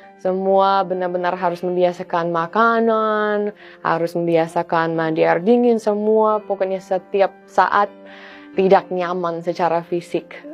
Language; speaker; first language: Indonesian; non-native, fluent; English